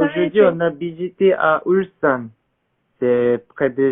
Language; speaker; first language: French; non-native, learner; Korean